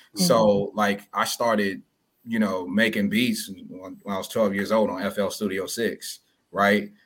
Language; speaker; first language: English; early bilingual, other home language; Yoruba